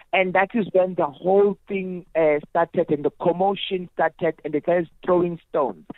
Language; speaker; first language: English; non-native, local second language; Zulu